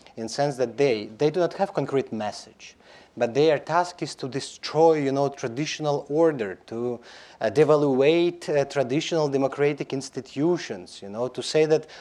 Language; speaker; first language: English; non-native, fluent; Belarusian